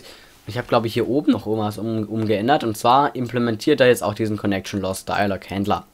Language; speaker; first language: German; native; German